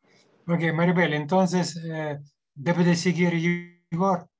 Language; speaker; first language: Spanish; non-native, fluent; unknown